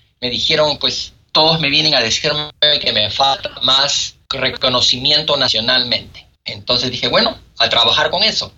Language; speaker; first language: Spanish; native; Spanish